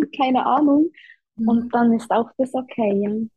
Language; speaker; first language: German; native; German